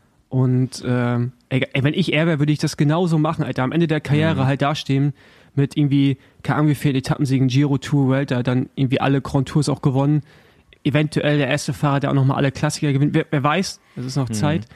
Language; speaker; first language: German; native; German